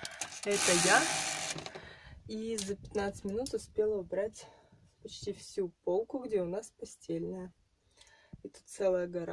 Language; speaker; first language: Russian; native; Russian